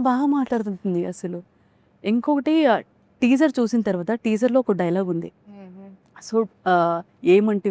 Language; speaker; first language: Telugu; native; Telugu